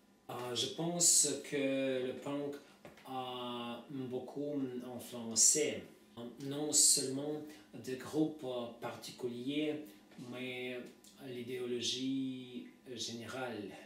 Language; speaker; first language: French; non-native, fluent; Russian